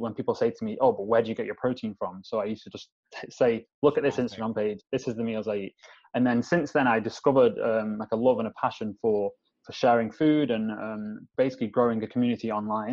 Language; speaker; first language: English; native; English